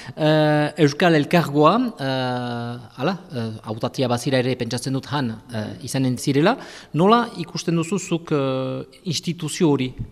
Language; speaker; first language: Basque; native; Basque